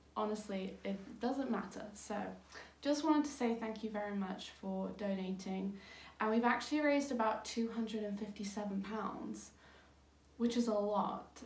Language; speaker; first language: English; native; English